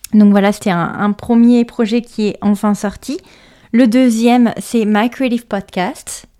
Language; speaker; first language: French; native; French